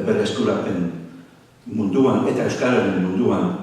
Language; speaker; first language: Basque; non-native, fluent; English